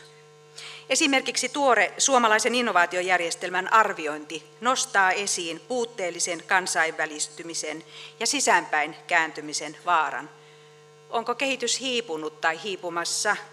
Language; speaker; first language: Finnish; native; Finnish